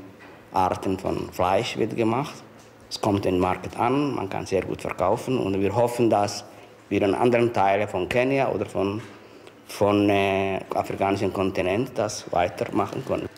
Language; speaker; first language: German; non-native, fluent; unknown